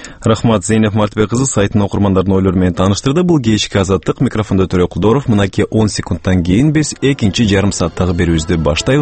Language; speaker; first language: Kyrgyz; native; Kyrgyz